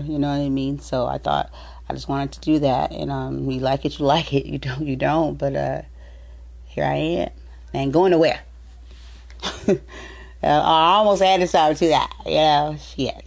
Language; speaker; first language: English; native; English